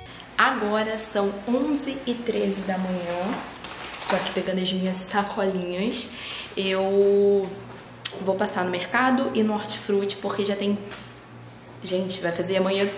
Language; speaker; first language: Portuguese; native; Portuguese